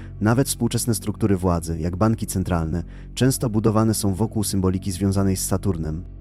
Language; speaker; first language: Polish; native; Polish